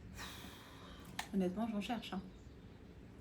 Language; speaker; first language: French; native; French